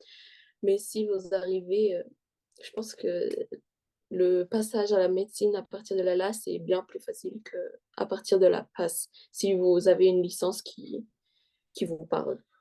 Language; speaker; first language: French; early bilingual, heritage; French